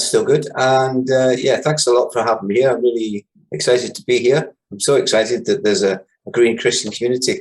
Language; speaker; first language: English; native; English